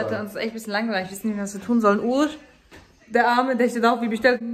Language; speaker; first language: German; early bilingual, other home language; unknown